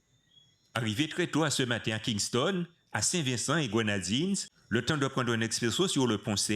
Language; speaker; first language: French; native; French